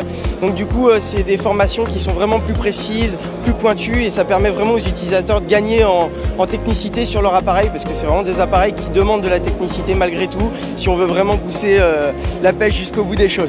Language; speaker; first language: French; native; French